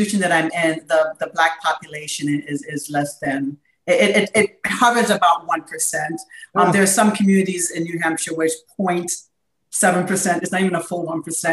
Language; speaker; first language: English; native; English